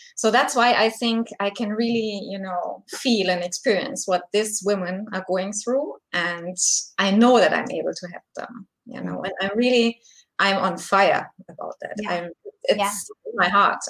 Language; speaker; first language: English; non-native, fluent; German